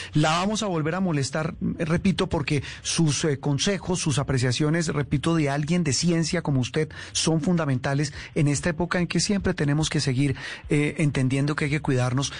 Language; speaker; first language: Spanish; native; Spanish